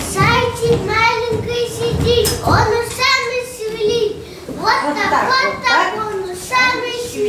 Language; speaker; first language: Russian; non-native, learner; Kyrgyz